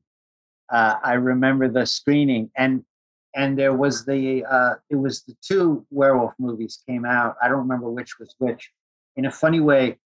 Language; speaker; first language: English; native; English